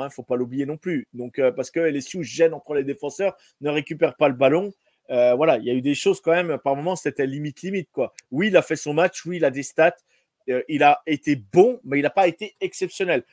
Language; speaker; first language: French; native; French